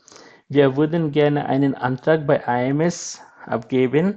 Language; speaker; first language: German; non-native, fluent; Bangla